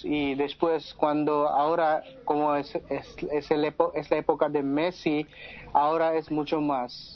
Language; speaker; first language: Spanish; non-native, fluent; Bangla